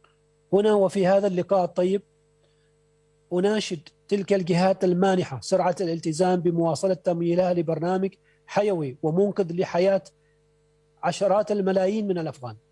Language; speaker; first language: Arabic; native; Arabic